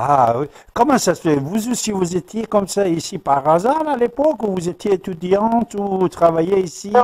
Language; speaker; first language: French; non-native, fluent; Persian